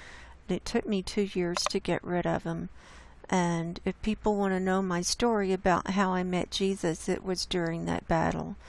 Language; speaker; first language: English; native; English